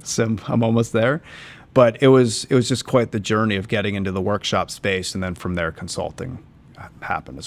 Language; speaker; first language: English; native; English